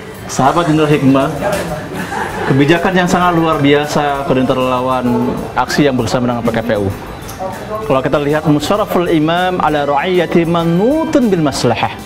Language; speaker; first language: Indonesian; native; Indonesian